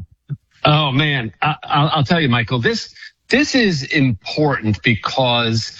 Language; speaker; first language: English; native; English